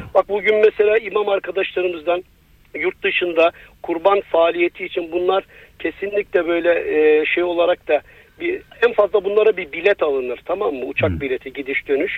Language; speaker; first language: Turkish; native; Turkish